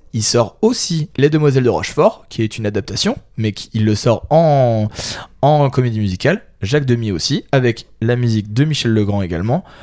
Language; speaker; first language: French; native; French